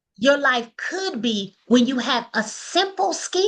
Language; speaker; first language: English; native; English